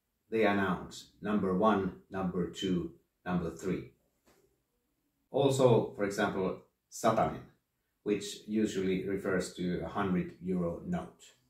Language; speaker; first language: English; non-native, fluent; Finnish